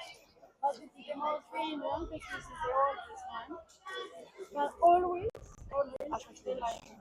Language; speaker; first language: English; non-native, fluent; Spanish